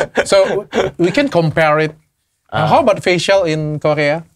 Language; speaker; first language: English; non-native, learner; Indonesian